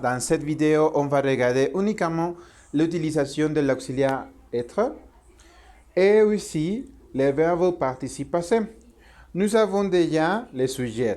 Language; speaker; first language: French; non-native, learner; Spanish